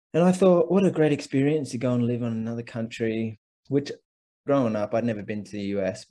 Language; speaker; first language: English; native; English